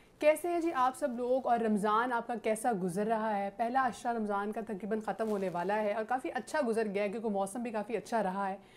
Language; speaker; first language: Urdu; native; Urdu